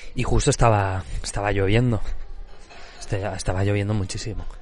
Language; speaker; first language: Spanish; non-native, local second language; Catalan